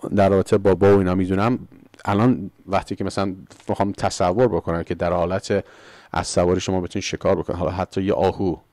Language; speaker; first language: Persian; early bilingual, heritage; Persian